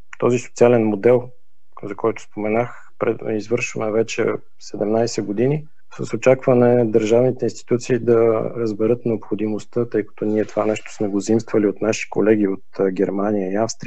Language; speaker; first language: Bulgarian; native; Bulgarian